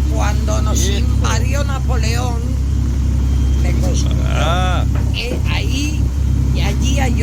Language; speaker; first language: Spanish; native; Spanish